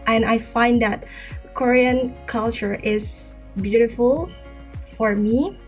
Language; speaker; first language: English; non-native, fluent; Indonesian